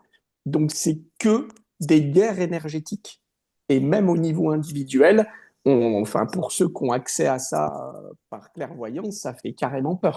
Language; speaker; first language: French; native; French